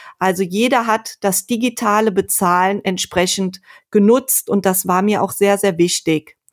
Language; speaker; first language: German; native; German